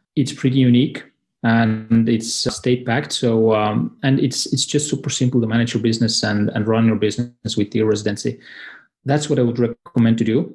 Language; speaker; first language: English; non-native, fluent; Estonian